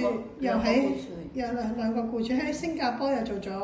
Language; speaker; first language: Cantonese; native; Cantonese